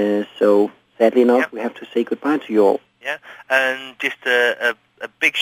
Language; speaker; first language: English; native; English